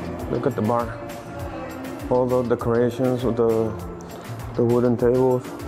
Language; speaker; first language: English; early bilingual, other home language; Spanish